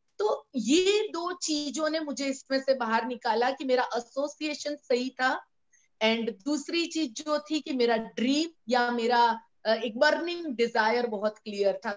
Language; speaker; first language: Hindi; non-native, local second language; Gujarati